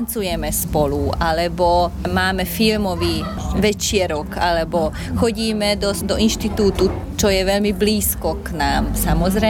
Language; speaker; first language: Slovak; non-native, local second language; Hungarian